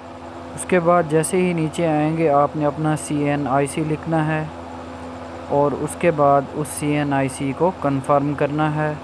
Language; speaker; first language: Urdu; non-native, local second language; Punjabi